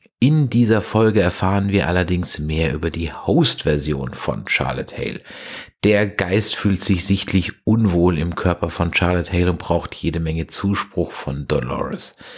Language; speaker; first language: German; native; German